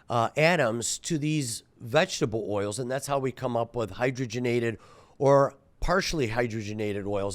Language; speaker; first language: English; native; English